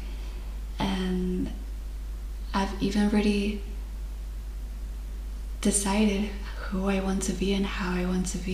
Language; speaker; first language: English; non-native, fluent; Spanish